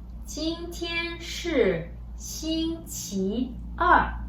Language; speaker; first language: Chinese; non-native, fluent; English